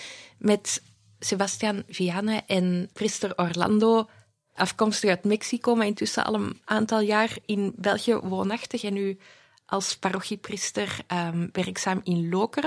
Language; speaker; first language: Dutch; native; Dutch